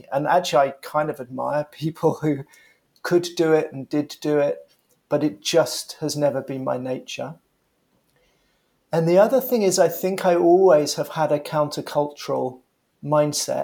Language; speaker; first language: English; native; English